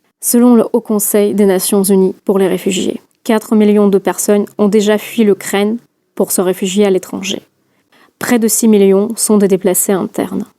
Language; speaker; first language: French; non-native, fluent; Russian